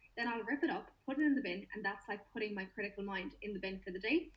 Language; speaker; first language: English; native; English